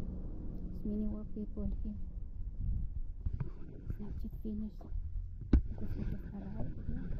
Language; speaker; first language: English; non-native, learner; Filipino